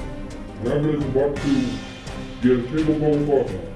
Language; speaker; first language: Polish; native; Polish